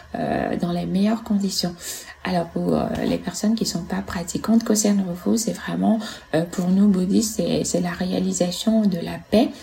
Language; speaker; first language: French; non-native, fluent; Italian